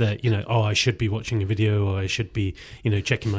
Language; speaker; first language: English; native; English